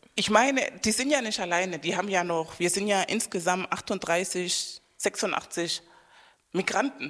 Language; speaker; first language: German; non-native, fluent; Spanish